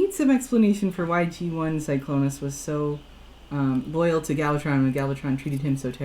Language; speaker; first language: English; native; English